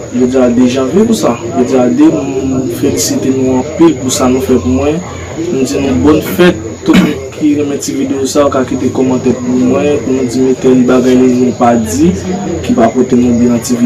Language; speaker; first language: French; non-native, learner; Haitian Creole